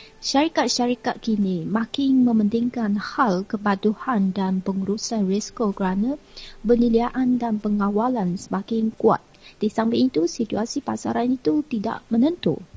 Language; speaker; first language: Malay; non-native, fluent; Chinese